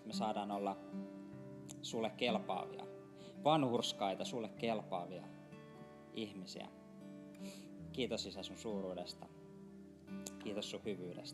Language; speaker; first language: Finnish; native; Finnish